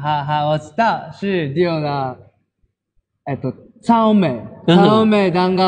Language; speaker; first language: Chinese; non-native, learner; Japanese